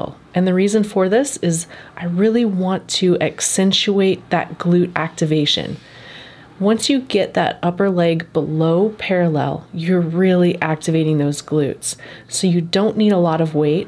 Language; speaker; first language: English; native; English